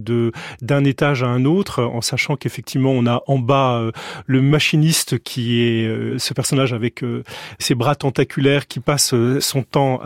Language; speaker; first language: French; native; French